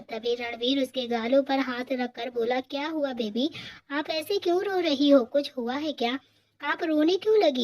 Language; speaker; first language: Hindi; native; Hindi